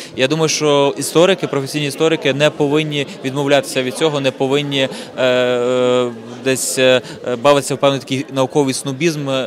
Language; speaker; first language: Ukrainian; native; Ukrainian